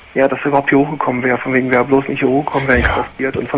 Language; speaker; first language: German; native; German